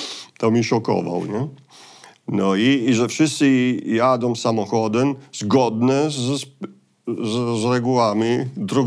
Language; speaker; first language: Polish; non-native, fluent; Italian